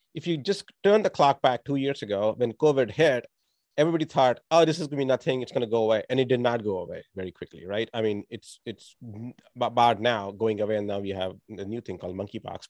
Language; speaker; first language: English; non-native, local second language; Tamil